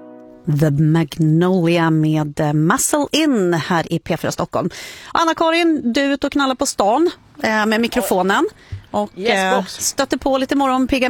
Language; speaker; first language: Swedish; native; Swedish